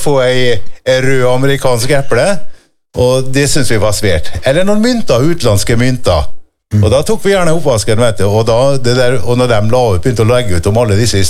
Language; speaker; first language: Norwegian; native; Norwegian